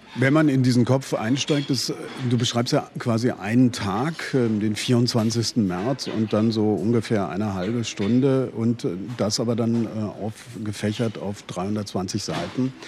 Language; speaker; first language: German; native; German